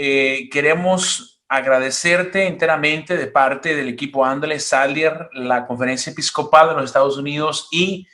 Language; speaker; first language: Spanish; native; Spanish